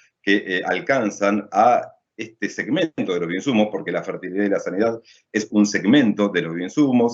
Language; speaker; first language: Spanish; native; Spanish